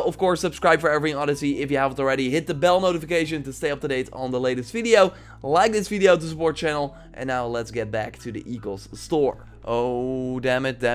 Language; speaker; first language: English; non-native, fluent; Dutch